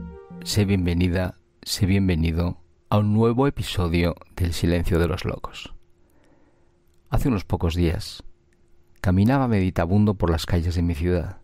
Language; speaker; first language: Spanish; native; Spanish